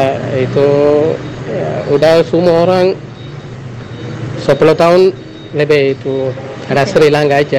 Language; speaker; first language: Indonesian; non-native, learner; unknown